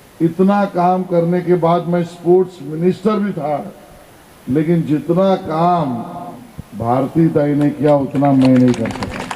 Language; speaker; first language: Hindi; non-native, local second language; Marathi